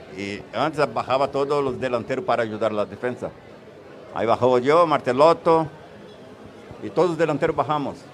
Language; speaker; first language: Spanish; non-native, fluent; Portuguese